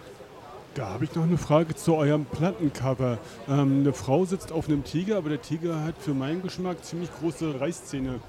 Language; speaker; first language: German; native; German